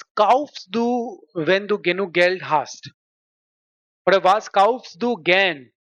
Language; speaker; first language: German; non-native, fluent; Hindi